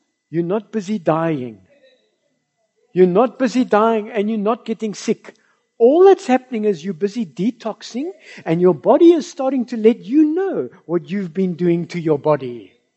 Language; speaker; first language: English; non-native, local second language; Afrikaans